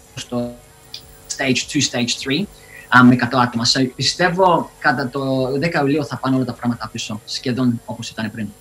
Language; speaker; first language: Greek; early bilingual, other home language; English